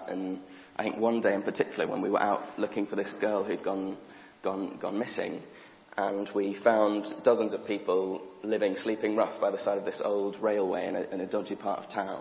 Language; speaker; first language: English; native; English